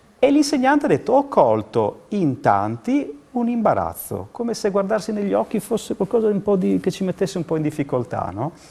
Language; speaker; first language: Italian; native; Italian